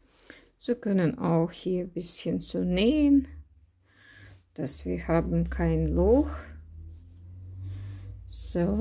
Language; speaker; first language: German; non-native, learner; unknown